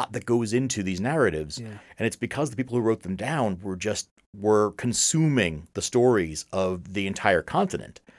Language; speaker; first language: English; native; English